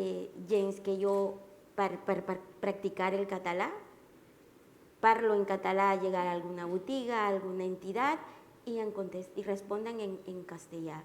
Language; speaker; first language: Catalan; non-native, learner; Spanish